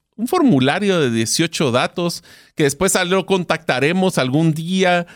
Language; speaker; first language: Spanish; native; Spanish